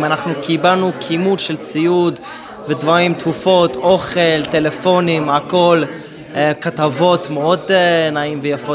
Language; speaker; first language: Hebrew; non-native, fluent; English